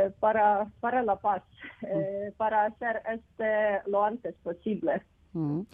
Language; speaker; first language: Spanish; non-native, learner; Ukrainian